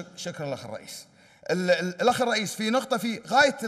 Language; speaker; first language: Arabic; native; Arabic